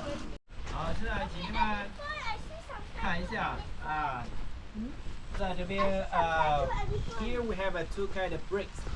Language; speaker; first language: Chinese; non-native, fluent; Vietnamese